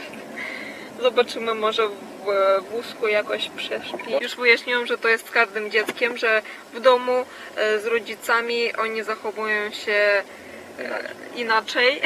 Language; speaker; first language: Polish; non-native, fluent; Russian